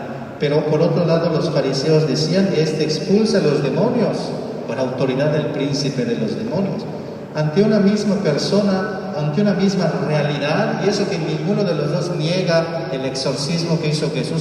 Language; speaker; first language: Spanish; native; Spanish